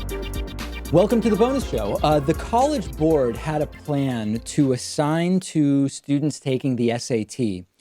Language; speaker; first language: English; native; English